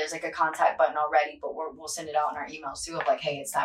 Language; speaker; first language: English; early bilingual, other home language; Spanish